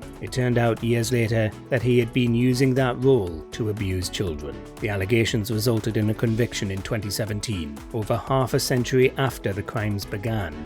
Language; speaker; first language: English; native; English